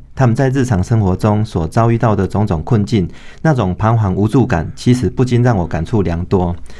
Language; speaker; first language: Chinese; native; Chinese